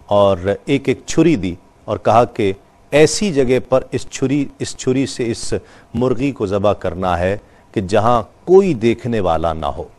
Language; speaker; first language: Urdu; native; Urdu